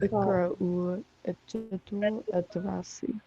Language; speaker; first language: Arabic; non-native, learner; English